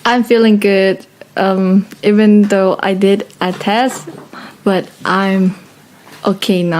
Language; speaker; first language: English; non-native, fluent; Thai